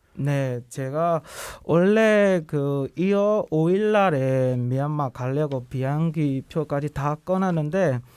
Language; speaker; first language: Korean; non-native, learner; Burmese